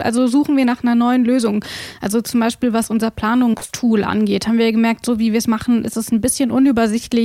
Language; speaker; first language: German; native; German